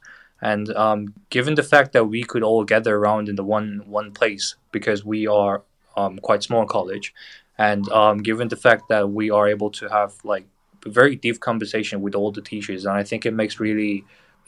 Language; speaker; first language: English; non-native, fluent; Korean